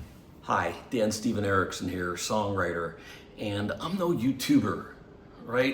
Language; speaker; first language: English; native; English